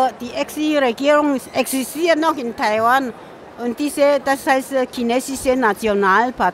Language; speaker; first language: German; non-native, fluent; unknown